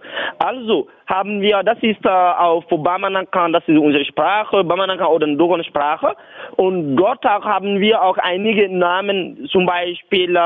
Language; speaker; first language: German; non-native, learner; Bambara